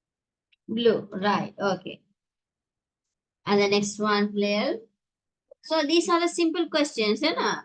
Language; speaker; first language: English; non-native, local second language; Tamil